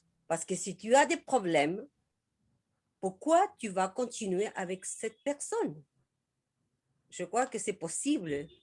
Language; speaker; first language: French; non-native, learner; Spanish